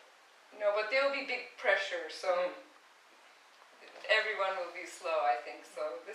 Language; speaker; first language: English; non-native, fluent; Turkish